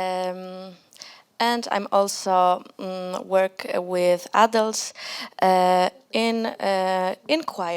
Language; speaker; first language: English; non-native, learner; Polish